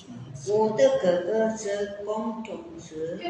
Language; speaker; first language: Chinese; non-native, learner; Indonesian